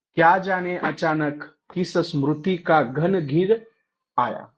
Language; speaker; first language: Hindi; non-native, local second language; Marathi